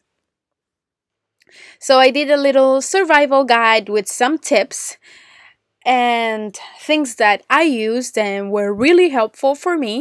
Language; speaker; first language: English; non-native, fluent; Spanish